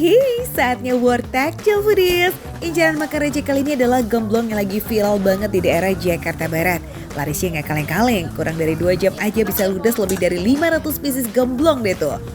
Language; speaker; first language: Indonesian; native; Indonesian